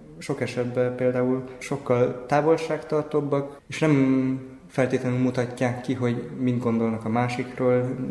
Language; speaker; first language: Hungarian; early bilingual, other home language; Japanese